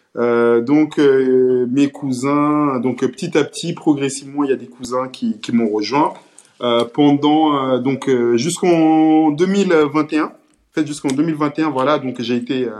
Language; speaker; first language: French; early bilingual, other home language; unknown